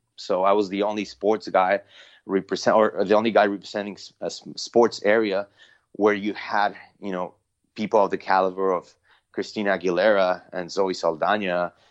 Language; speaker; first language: English; non-native, fluent; Spanish